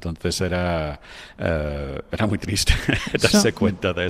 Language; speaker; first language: Spanish; non-native, fluent; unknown